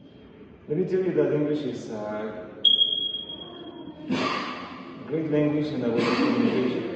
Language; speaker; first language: English; non-native, fluent; Spanish